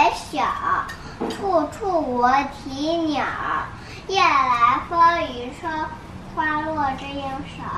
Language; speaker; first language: Chinese; early bilingual, heritage; Chinese